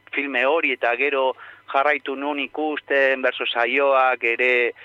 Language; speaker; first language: Basque; non-native, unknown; Spanish